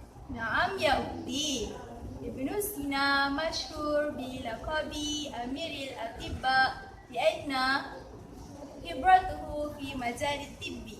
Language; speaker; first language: Arabic; non-native, learner; Malay